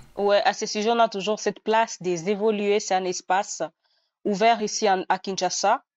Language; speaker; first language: French; non-native, local second language; Nande